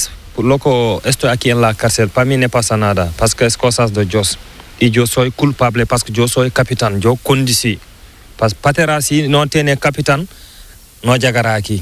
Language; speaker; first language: Spanish; non-native, learner; Fula